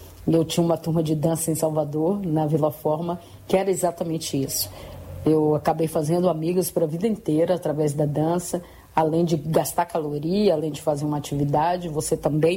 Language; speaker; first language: Portuguese; native; Portuguese